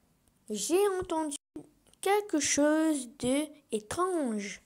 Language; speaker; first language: French; non-native, learner; English